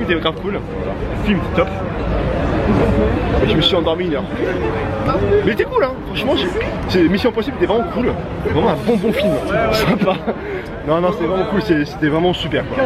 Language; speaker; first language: French; native; French